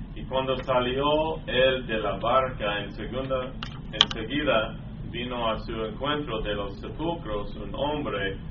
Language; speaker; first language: Spanish; non-native, learner; English